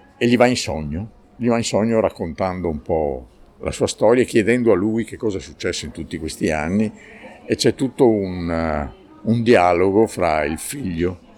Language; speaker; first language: Italian; native; Italian